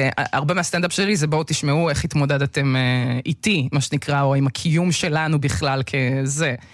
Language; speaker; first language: Hebrew; early bilingual, other home language; Russian